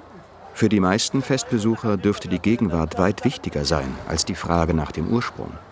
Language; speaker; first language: German; native; German